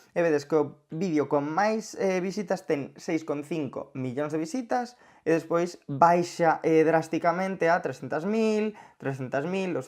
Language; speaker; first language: Galician; non-native, local second language; Spanish